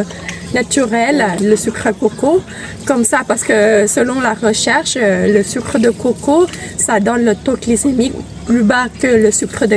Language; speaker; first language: French; non-native, fluent; Thai